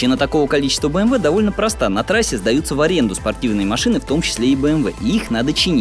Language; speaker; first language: Russian; native; Russian